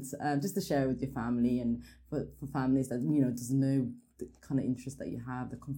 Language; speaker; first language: English; non-native, fluent; Norwegian